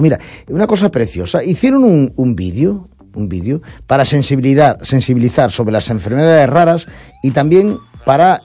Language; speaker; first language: Spanish; native; Spanish